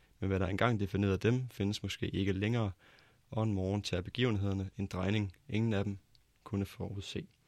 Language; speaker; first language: Danish; native; Danish